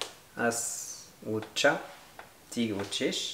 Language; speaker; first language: Bulgarian; non-native, learner; French